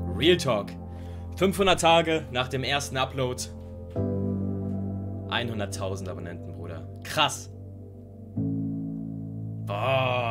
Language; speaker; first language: German; native; German